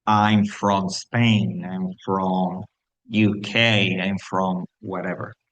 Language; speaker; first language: English; non-native, fluent; Spanish